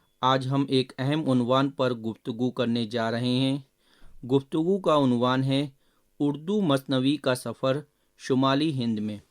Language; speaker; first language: Urdu; native; Urdu